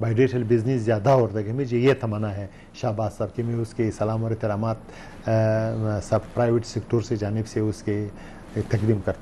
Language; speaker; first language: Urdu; non-native, learner; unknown